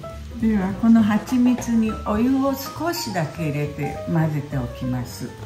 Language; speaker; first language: Japanese; early bilingual, heritage; Japanese